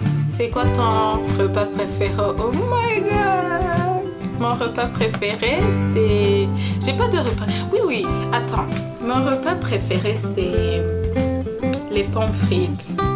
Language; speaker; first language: French; non-native, local second language; Rundi